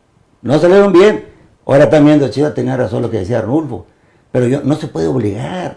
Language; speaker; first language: Spanish; native; Spanish